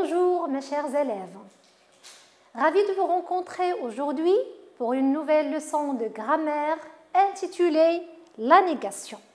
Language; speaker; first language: French; non-native, local second language; Arabic